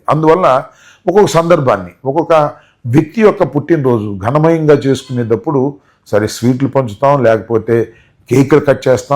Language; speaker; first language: Telugu; native; Telugu